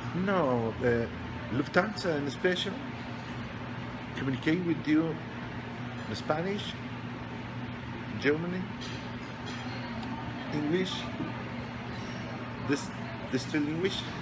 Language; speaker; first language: English; non-native, learner; Spanish